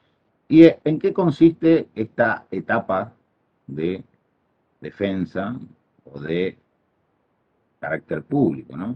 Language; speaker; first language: Spanish; native; Spanish